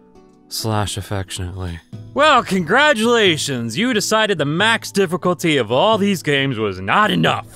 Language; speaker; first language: English; native; English